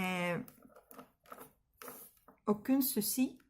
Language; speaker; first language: French; non-native, learner; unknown